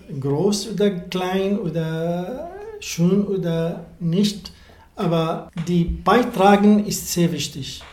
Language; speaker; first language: German; non-native, learner; Arabic